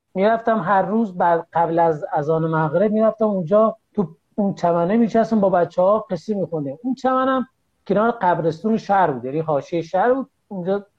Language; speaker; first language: Persian; native; Persian